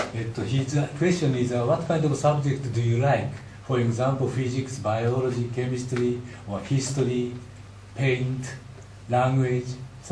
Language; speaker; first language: English; non-native, learner; Japanese